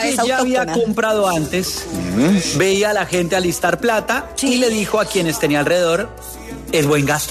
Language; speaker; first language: Spanish; native; Spanish